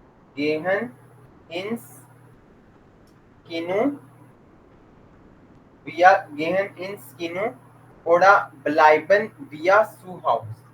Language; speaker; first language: German; non-native, fluent; Urdu